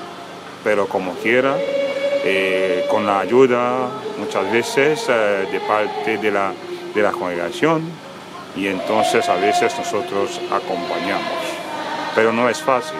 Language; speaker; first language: Spanish; non-native, fluent; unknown